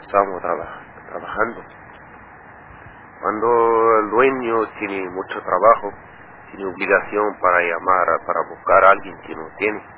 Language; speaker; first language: Spanish; non-native, learner; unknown